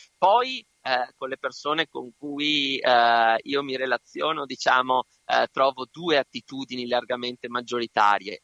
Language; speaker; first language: Italian; non-native, fluent; Spanish